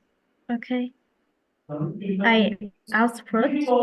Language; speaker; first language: English; non-native, fluent; Vietnamese